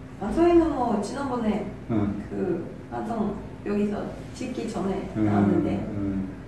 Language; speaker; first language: Korean; non-native, fluent; Japanese